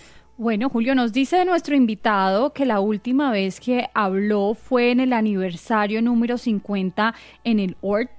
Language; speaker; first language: Spanish; native; Spanish